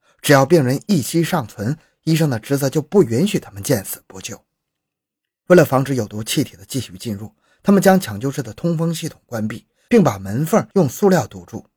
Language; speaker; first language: Chinese; native; Chinese